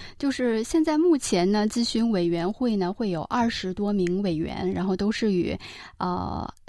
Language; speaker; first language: Chinese; native; Chinese